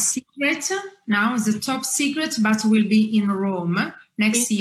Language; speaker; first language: English; non-native, fluent; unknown